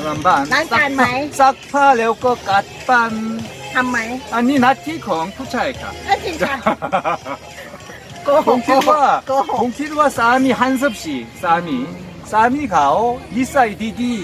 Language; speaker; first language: Thai; non-native, learner; Korean